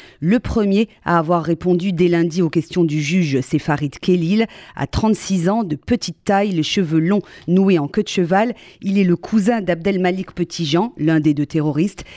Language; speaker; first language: French; native; French